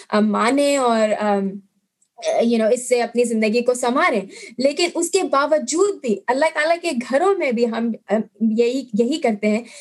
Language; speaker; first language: Urdu; native; Urdu